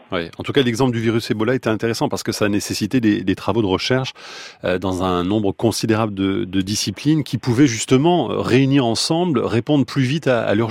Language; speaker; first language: French; native; French